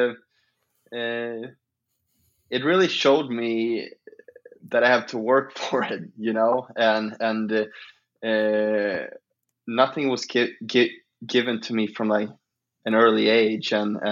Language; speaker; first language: English; non-native, fluent; Swedish